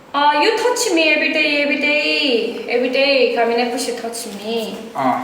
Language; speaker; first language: English; non-native, learner; Korean